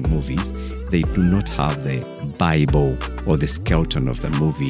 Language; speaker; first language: English; non-native, local second language; Nyankole